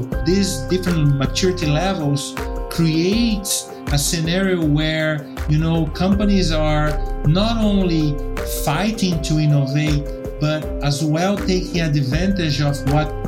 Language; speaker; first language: English; non-native, fluent; Portuguese